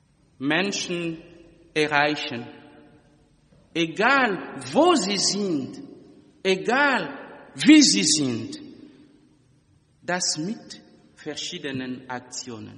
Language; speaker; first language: German; non-native, fluent; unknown